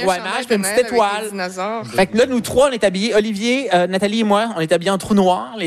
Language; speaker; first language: French; native; French